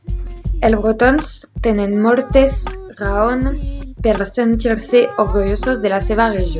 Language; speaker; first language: Catalan; non-native, learner; French